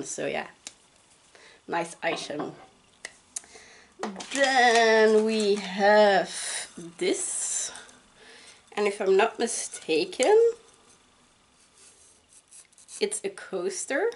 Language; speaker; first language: English; non-native, fluent; Dutch